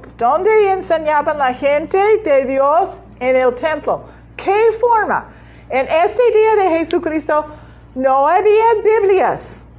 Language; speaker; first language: Spanish; non-native, learner; English